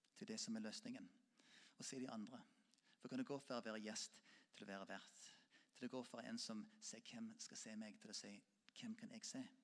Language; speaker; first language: Norwegian; non-native, fluent; English